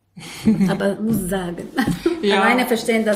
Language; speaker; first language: German; non-native, learner; Arabic